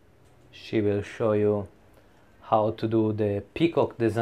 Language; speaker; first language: English; non-native, learner; Italian